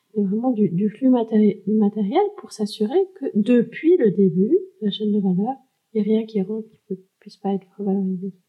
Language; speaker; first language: French; early bilingual, heritage; French